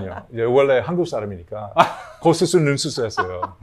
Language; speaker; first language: Korean; non-native, learner; English